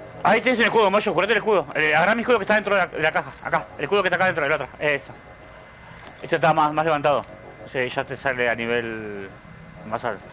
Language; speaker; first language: Spanish; native; Spanish